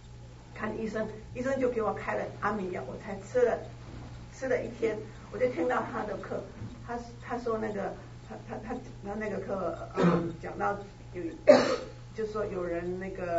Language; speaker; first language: Chinese; native; Chinese